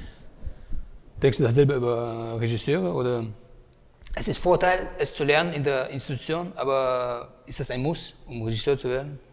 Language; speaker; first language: German; native; German